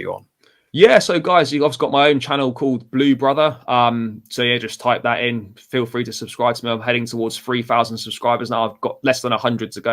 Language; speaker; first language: English; native; English